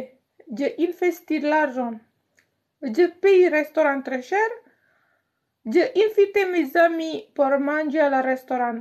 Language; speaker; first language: French; non-native, learner; Indonesian